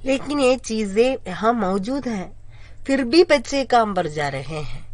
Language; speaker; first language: Hindi; non-native, local second language; Malayalam